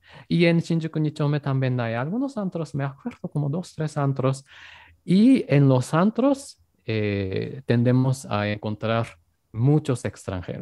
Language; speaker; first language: Spanish; non-native, fluent; Japanese